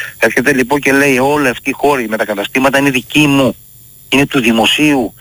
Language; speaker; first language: Greek; native; Greek